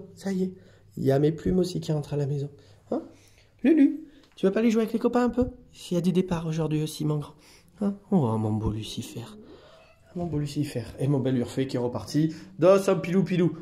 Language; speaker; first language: French; native; French